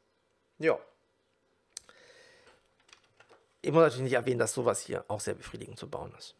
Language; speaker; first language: German; native; German